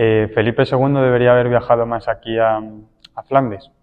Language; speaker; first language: Spanish; native; Spanish